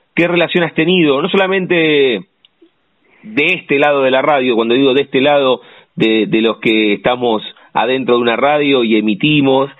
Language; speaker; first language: Spanish; native; Spanish